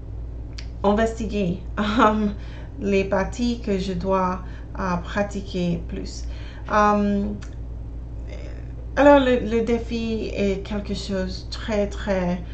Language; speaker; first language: French; non-native, learner; English